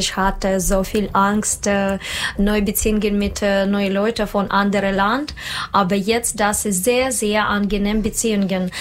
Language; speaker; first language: German; non-native, learner; Russian